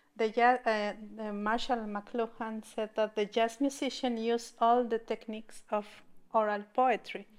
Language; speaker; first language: English; non-native, learner; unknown